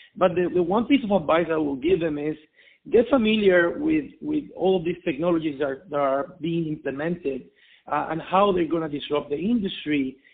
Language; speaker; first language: English; non-native, fluent; Spanish